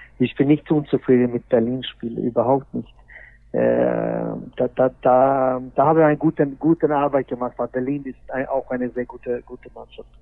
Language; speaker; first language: German; non-native, fluent; Swedish